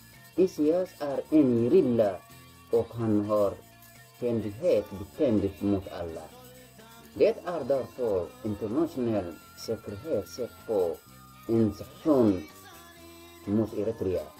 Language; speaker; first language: Swedish; non-native, learner; Tigrinya